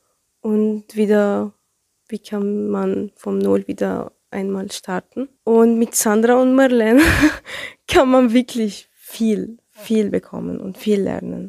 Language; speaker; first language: German; non-native, learner; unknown